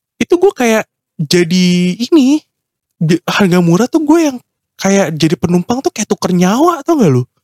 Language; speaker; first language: Indonesian; native; Indonesian